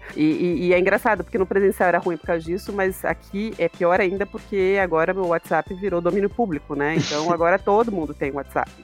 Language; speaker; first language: Portuguese; native; Portuguese